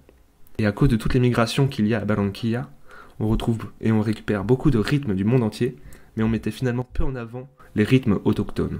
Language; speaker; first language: French; native; French